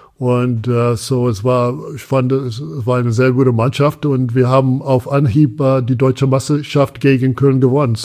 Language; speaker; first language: German; early bilingual, heritage; English